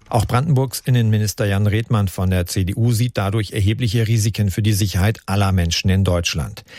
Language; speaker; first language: German; native; German